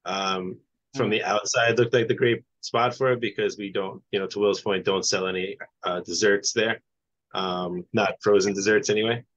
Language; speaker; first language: English; native; English